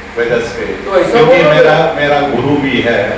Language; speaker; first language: Hindi; early bilingual, heritage; Hindi